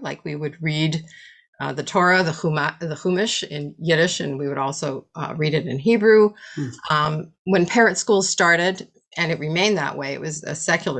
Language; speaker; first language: English; native; English